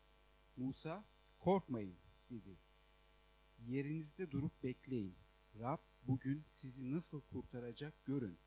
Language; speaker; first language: Turkish; native; Turkish